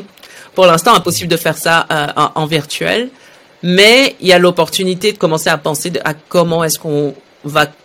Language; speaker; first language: French; early bilingual, other home language; Arabic